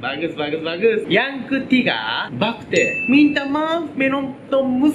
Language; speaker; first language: Indonesian; non-native, learner; Japanese